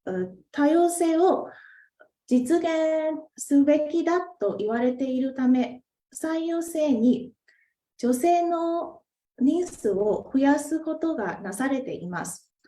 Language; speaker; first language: Japanese; non-native, fluent; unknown